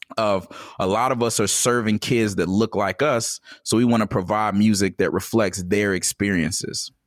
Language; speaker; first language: English; native; English